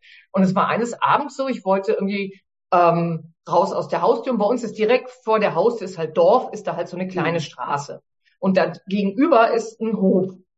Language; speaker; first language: German; native; German